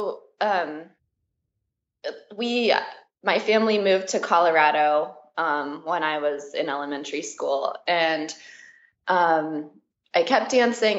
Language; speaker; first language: English; native; English